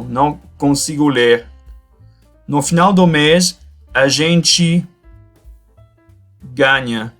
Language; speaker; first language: Portuguese; non-native, fluent; French